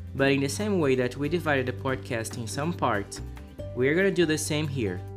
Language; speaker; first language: English; non-native, fluent; Portuguese